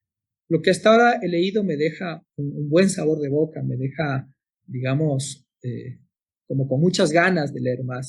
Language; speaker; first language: Spanish; native; Spanish